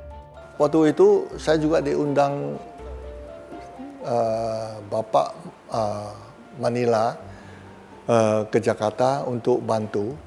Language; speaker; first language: Indonesian; non-native, local second language; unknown